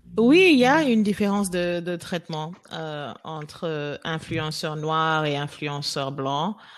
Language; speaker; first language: French; non-native, local second language; Wolof